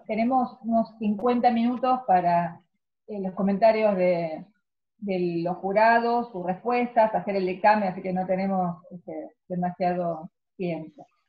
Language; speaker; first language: Spanish; native; Spanish